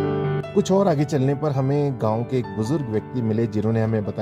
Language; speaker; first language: Hindi; native; Hindi